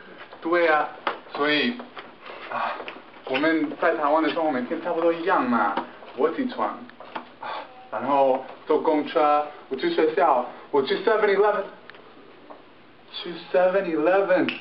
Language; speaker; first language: Chinese; non-native, learner; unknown